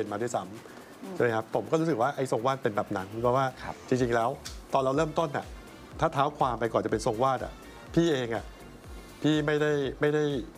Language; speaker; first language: Thai; native; Thai